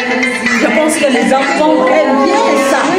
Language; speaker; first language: French; non-native, fluent; Chinese